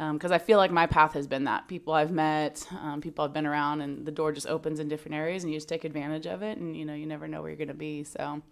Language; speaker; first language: English; native; English